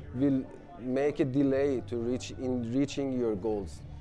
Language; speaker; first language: English; non-native, fluent; Persian